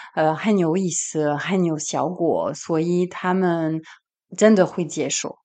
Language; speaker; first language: Chinese; non-native, fluent; French